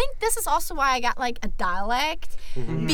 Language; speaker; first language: English; non-native, fluent; German